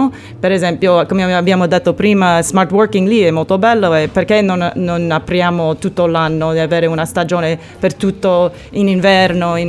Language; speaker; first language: Italian; non-native, learner; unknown